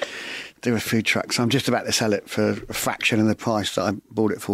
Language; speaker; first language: English; native; English